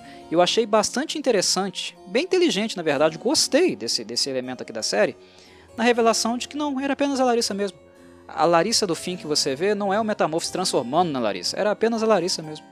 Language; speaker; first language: Portuguese; native; Portuguese